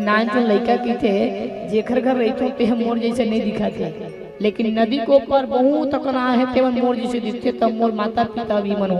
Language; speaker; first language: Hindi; non-native, local second language; Chhattisgarhi